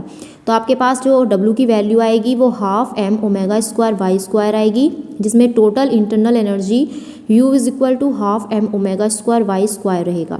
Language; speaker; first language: Hindi; native; Hindi